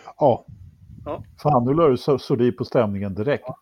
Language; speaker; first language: Swedish; native; Swedish